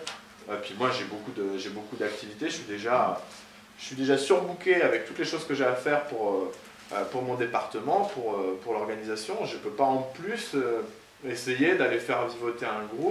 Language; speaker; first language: French; native; French